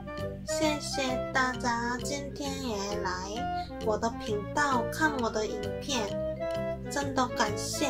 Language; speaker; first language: Chinese; non-native, learner; Korean